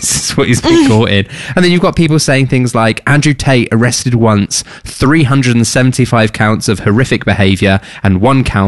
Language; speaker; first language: English; native; English